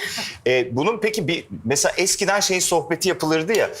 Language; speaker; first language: Turkish; native; Turkish